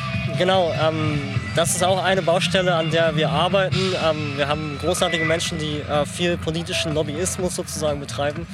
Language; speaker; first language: German; native; German